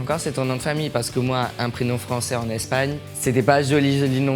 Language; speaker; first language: French; early bilingual, heritage; French